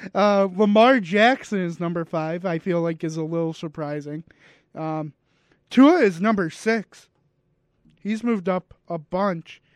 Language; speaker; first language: English; native; English